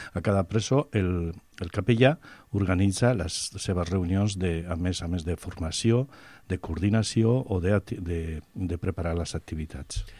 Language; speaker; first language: Catalan; non-native, local second language; Spanish